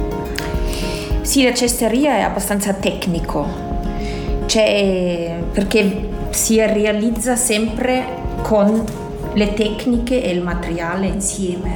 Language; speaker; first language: Italian; non-native, fluent; German